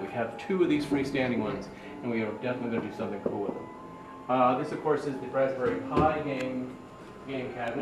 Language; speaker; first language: English; native; English